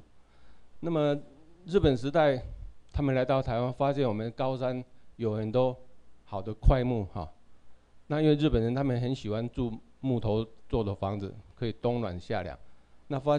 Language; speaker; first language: Chinese; non-native, local second language; Min Nan Chinese